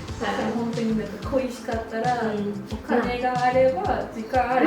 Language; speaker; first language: Japanese; non-native, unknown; English